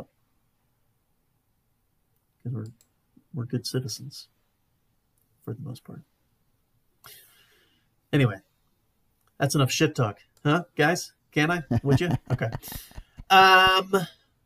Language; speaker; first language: English; native; English